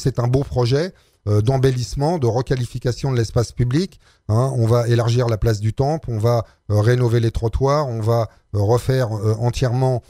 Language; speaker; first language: French; native; French